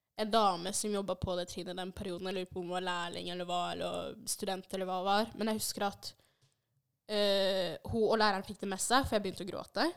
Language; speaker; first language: Norwegian; early bilingual, other home language; Swahili